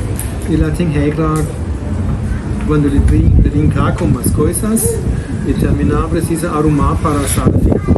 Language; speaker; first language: Portuguese; non-native, learner; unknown